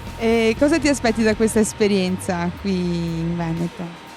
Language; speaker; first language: Italian; native; Italian